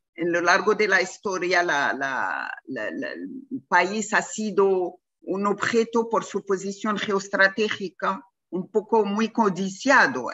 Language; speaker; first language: Spanish; non-native, fluent; Arabic